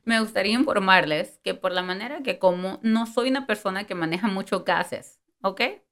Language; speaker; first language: Spanish; early bilingual, heritage; Spanish